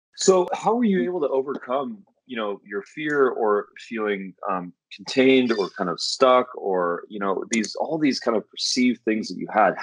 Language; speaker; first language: English; native; English